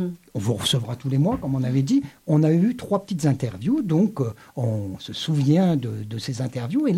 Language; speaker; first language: French; native; French